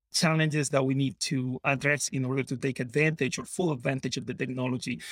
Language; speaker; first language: English; non-native, fluent; Spanish